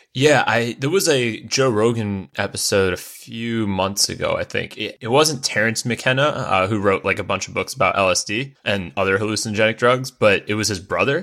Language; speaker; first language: English; native; English